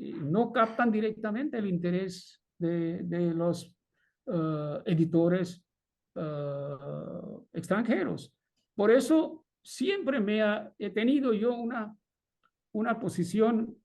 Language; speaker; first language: Spanish; non-native, fluent; Bangla